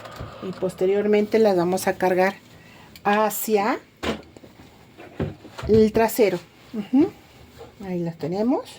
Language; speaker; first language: Spanish; native; Spanish